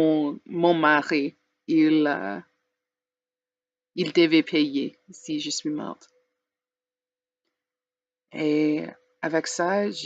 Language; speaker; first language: French; non-native, learner; English